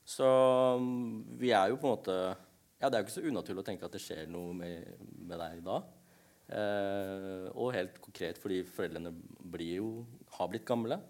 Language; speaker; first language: Norwegian; early bilingual, other home language; Tamil